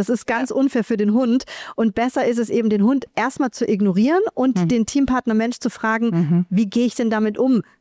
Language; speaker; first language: German; native; German